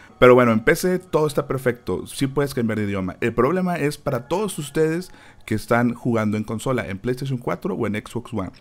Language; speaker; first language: Spanish; native; Spanish